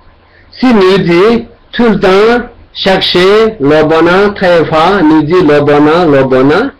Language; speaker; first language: French; non-native, learner; Tibetan